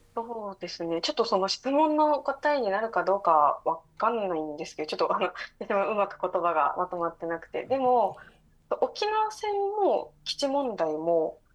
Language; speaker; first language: Japanese; native; Japanese